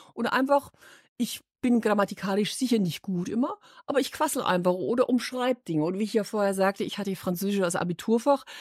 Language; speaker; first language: German; native; German